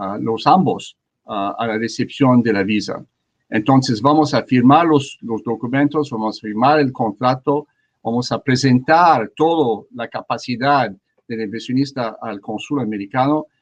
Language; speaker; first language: Spanish; non-native, learner; French